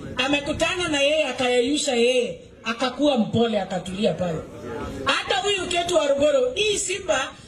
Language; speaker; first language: Swahili; non-native, local second language; Kikuyu